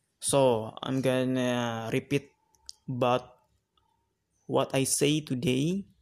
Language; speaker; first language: English; non-native, learner; Indonesian